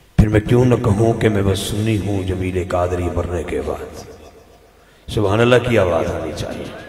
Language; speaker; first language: Urdu; non-native, local second language; Punjabi